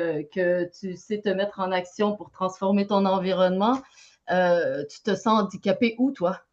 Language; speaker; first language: French; native; French